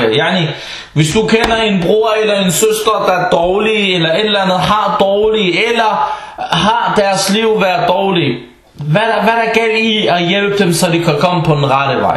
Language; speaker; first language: Danish; early bilingual, other home language; Arabic